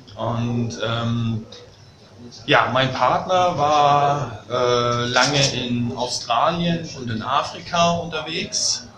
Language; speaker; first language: German; native; German